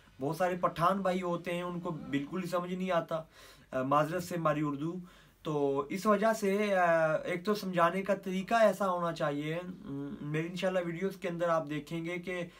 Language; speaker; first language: Urdu; non-native, local second language; Punjabi